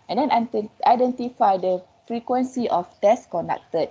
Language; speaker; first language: English; non-native, local second language; Malay